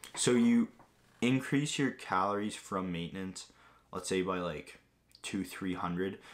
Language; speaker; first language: English; non-native, fluent; Greek